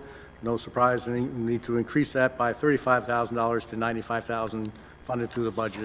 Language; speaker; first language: English; native; English